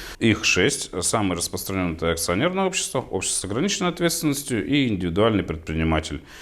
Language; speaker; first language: Russian; native; Russian